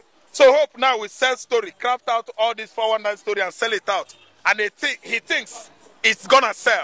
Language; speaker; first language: English; non-native, local second language; Igbo